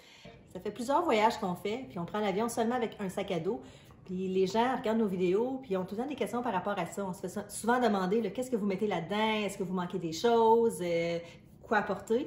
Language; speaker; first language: French; native; French